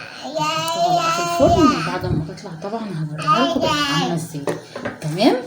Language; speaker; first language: Arabic; native; Arabic